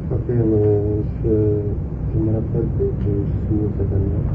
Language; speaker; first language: French; non-native, learner; Arabic